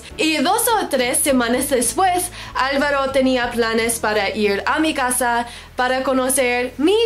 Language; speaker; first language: Spanish; non-native, learner; English